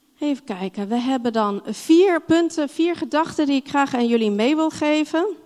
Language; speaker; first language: Dutch; non-native, fluent; English